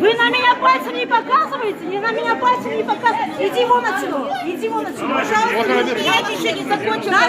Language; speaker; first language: Russian; non-native, local second language; Kazakh